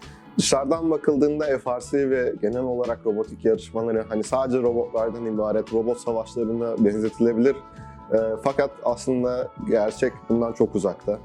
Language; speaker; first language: Turkish; native; Turkish